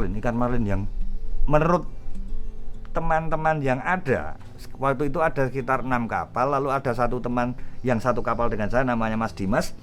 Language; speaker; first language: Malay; non-native, local second language; Javanese